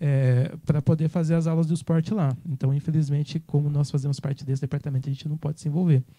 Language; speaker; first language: Portuguese; native; Portuguese